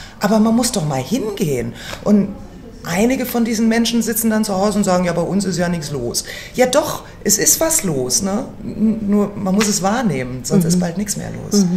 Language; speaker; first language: German; native; German